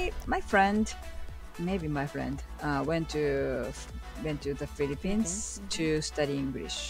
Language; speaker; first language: English; non-native, learner; Japanese